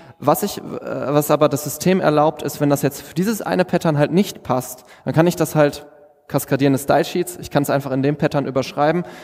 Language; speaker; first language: German; native; German